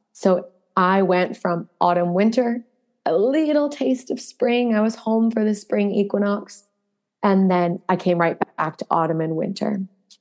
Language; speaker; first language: English; native; English